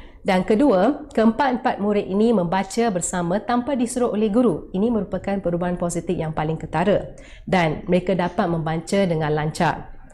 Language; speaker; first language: Malay; non-native, local second language; Tamil